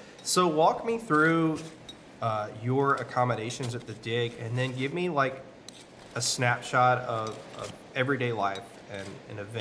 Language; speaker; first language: English; native; English